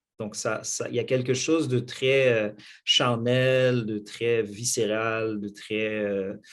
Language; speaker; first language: French; non-native, local second language; Haitian Creole